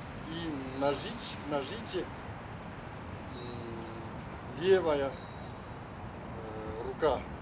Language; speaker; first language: Russian; non-native, learner; Chinese